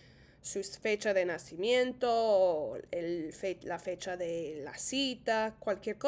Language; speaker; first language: Spanish; non-native, fluent; English